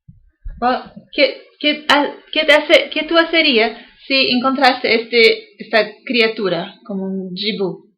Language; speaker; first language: Spanish; non-native, learner; English